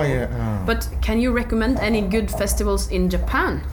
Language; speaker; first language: English; non-native, learner; Norwegian